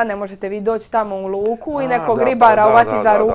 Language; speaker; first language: Croatian; native; Croatian